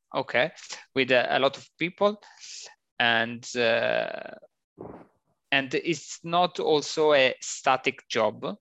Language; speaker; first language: English; non-native, learner; Italian